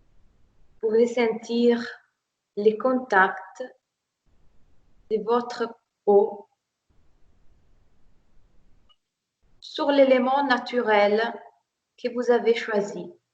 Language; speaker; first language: French; non-native, fluent; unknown